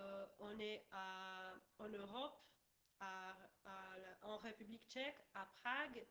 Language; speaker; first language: French; non-native, learner; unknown